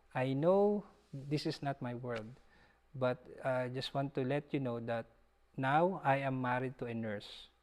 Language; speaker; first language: English; non-native, local second language; Filipino